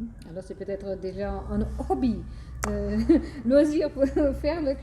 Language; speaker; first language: French; non-native, fluent; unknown